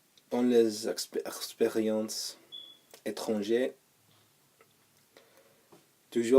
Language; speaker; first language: French; non-native, learner; English